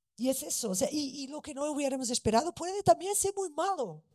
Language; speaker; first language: Spanish; non-native, fluent; Portuguese